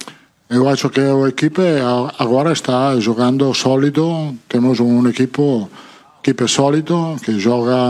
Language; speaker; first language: Portuguese; non-native, learner; Italian